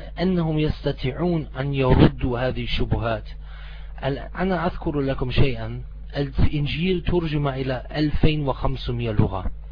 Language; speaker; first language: Arabic; non-native, fluent; German